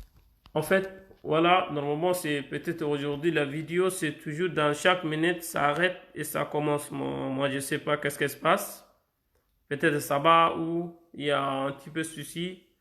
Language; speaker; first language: French; non-native, fluent; Arabic